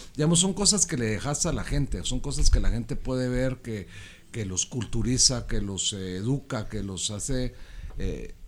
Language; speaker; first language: Spanish; native; Spanish